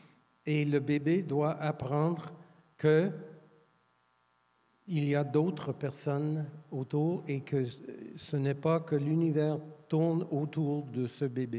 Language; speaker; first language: French; non-native, fluent; English